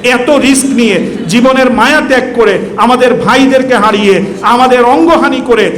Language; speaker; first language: Bangla; native; Bangla